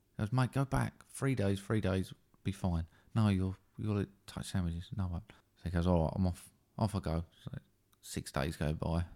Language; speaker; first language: English; native; English